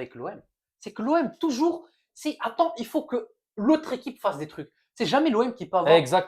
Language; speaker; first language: French; native; French